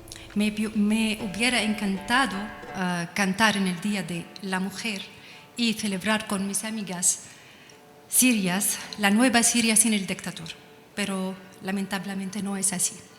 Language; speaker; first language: Spanish; non-native, learner; Arabic